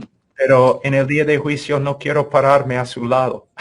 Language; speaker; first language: Spanish; non-native, fluent; English